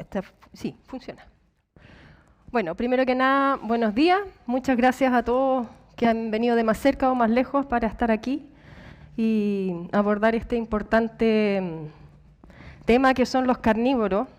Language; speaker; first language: Spanish; native; Spanish